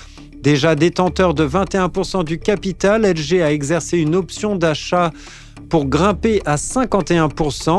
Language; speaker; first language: French; native; French